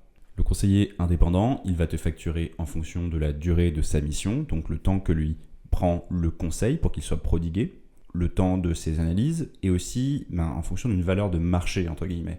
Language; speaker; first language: French; native; French